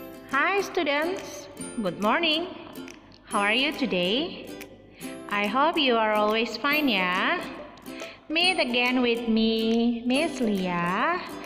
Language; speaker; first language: English; non-native, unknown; Indonesian